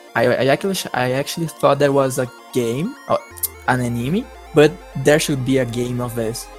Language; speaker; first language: English; non-native, fluent; Portuguese